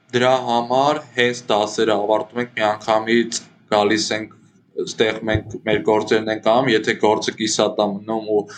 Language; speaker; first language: Armenian; native; Armenian